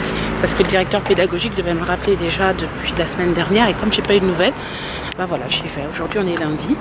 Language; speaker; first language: French; native; French